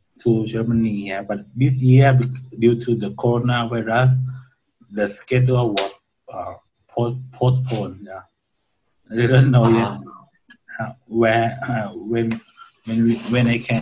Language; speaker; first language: English; non-native, learner; Thai